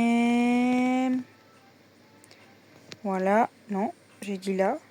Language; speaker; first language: French; native; French